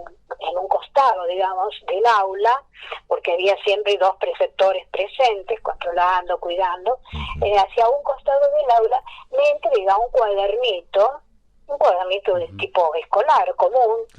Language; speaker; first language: Spanish; native; Spanish